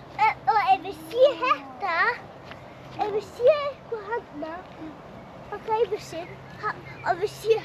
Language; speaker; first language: Icelandic; early bilingual, heritage; Icelandic